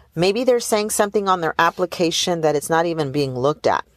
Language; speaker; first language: English; early bilingual, other home language; Spanish